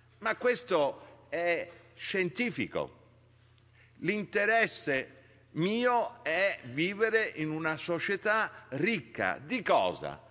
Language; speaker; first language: Italian; native; Italian